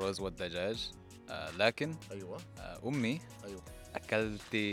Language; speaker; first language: Arabic; non-native, learner; English